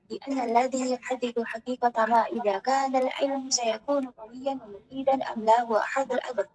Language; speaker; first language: Arabic; non-native, learner; Indonesian